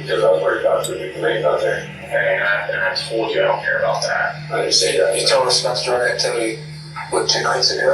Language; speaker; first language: English; native; English